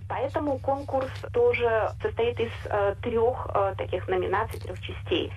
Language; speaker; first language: Russian; native; Russian